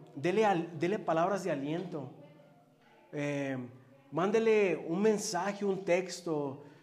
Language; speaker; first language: Spanish; early bilingual, heritage; Spanish